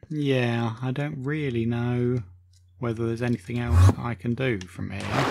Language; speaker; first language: English; native; English